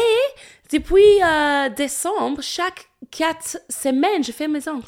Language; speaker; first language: French; non-native, learner; English